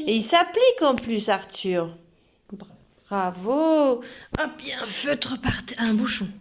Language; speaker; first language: French; native; French